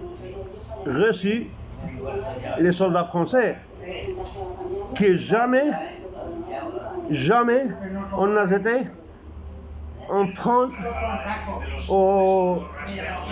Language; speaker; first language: French; non-native, local second language; Arabic